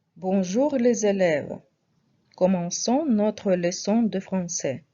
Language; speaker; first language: French; non-native, fluent; Russian